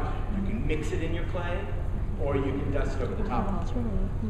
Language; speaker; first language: English; native; English